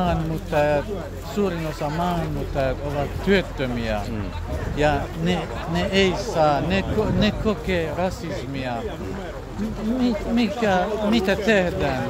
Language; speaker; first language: Finnish; non-native, learner; Central Kurdish